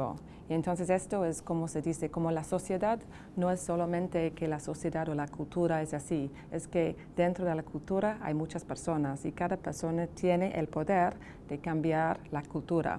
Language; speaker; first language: Spanish; non-native, fluent; English